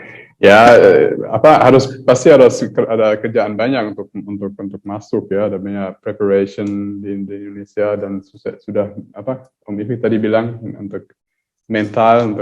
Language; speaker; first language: Indonesian; early bilingual, heritage; German